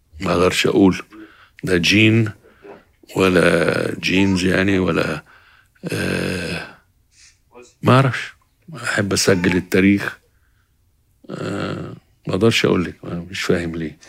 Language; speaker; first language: Arabic; native; Arabic